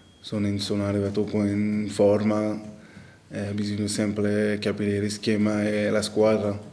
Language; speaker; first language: Italian; non-native, local second language; French